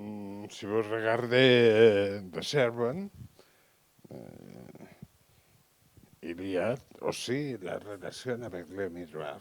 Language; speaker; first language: French; non-native, learner; Catalan